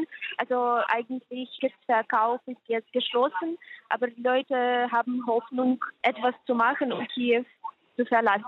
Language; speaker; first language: German; non-native, fluent; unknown